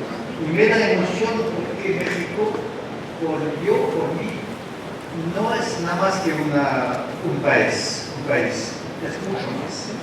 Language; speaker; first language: Spanish; non-native, learner; French